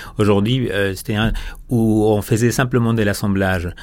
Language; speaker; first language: French; non-native, fluent; Spanish